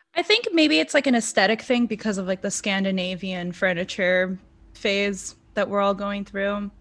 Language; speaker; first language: English; non-native, fluent; Portuguese